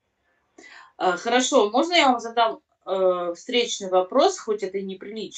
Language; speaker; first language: Russian; native; Russian